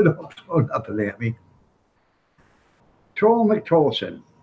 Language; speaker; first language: English; native; English